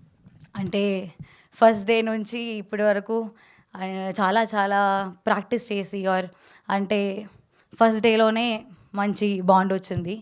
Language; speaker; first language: Telugu; non-native, learner; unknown